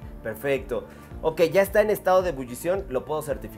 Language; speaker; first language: Spanish; native; Spanish